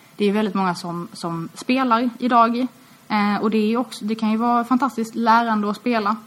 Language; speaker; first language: Swedish; native; Swedish